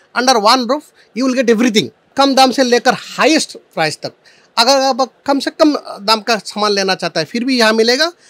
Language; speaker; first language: Hindi; non-native, local second language; Assamese